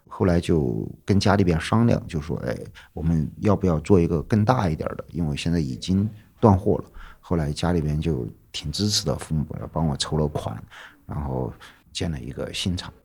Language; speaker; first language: Chinese; native; Chinese